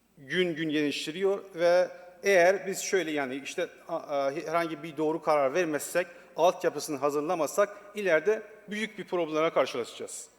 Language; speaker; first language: Turkish; non-native, learner; Persian